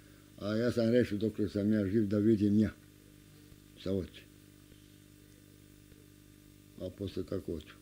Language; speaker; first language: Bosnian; non-native, local second language; Romanian